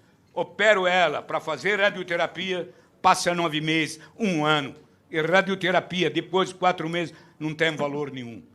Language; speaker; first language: Portuguese; non-native, fluent; Arabic